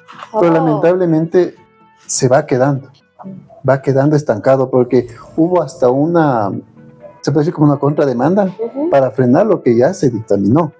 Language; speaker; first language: Spanish; native; Spanish